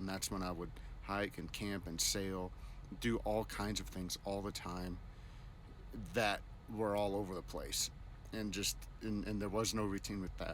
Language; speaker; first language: English; native; English